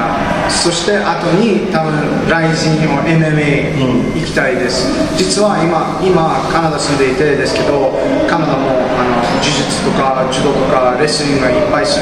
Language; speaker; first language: Japanese; non-native, learner; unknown